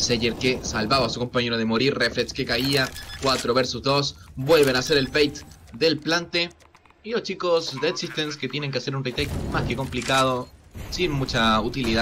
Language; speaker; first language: Spanish; native; Spanish